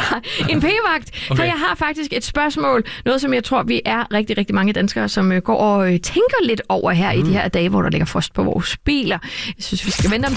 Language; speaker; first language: Danish; native; Danish